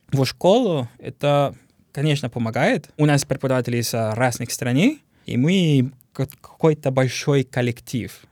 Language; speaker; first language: Russian; non-native, learner; Spanish